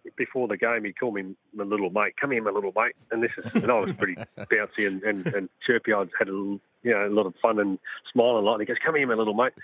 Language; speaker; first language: English; native; English